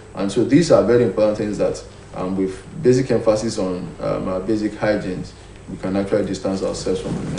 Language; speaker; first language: English; non-native, local second language; Yoruba